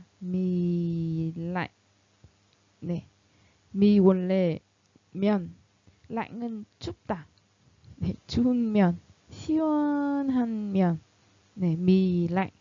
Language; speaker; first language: Korean; non-native, fluent; Vietnamese